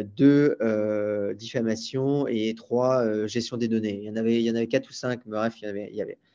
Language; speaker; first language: French; native; French